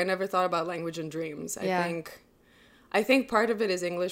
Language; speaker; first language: English; non-native, fluent; Russian